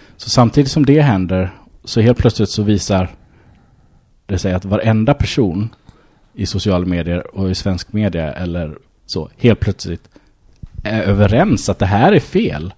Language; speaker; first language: Swedish; early bilingual, other home language; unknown